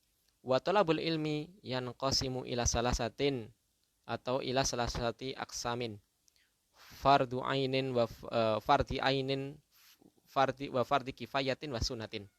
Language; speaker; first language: Arabic; non-native, fluent; Indonesian